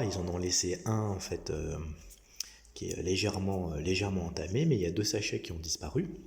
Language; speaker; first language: French; native; French